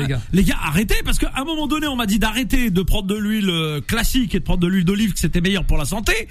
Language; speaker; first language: French; native; French